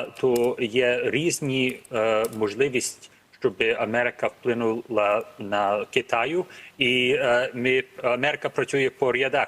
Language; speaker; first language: Ukrainian; early bilingual, heritage; Ukrainian